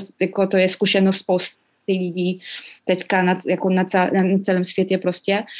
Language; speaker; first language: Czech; non-native, learner; Polish